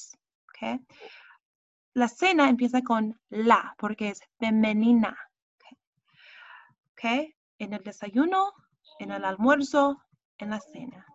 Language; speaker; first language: Spanish; non-native, fluent; English